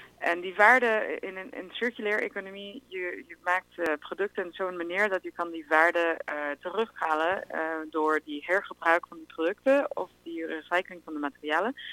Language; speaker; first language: Dutch; non-native, fluent; English